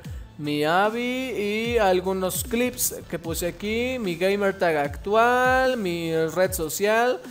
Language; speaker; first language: Spanish; native; Spanish